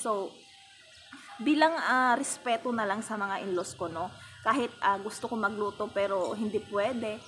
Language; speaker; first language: Filipino; native; Filipino